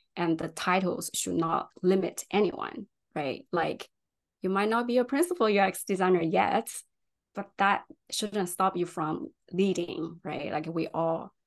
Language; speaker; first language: English; non-native, fluent; Chinese